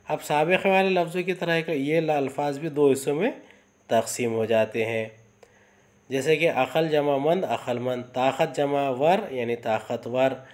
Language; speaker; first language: Urdu; native; Urdu